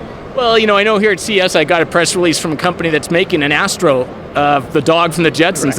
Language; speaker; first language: English; native; English